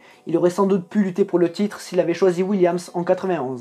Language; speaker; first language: French; native; French